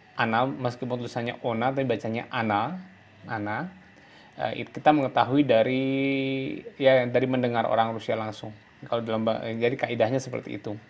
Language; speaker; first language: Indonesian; native; Indonesian